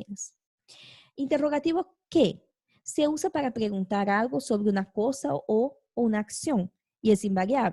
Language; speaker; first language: Spanish; non-native, fluent; Portuguese